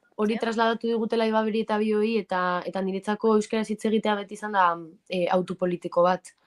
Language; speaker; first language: Basque; native; Basque